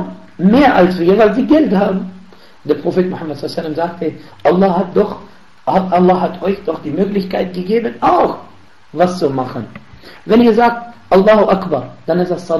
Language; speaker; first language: German; non-native, fluent; Arabic